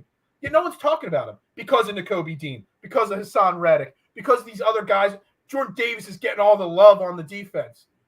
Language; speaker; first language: English; native; English